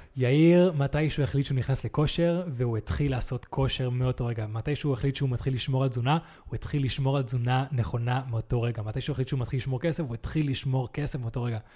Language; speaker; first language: Hebrew; early bilingual, other home language; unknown